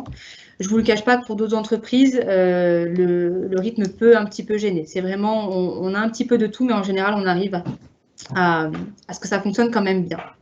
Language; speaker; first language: French; native; French